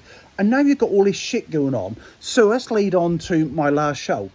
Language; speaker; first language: English; native; English